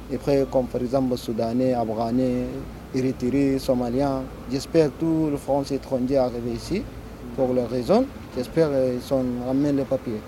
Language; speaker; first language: French; non-native, learner; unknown